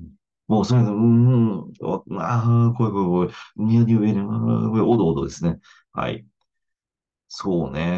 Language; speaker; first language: Japanese; native; Japanese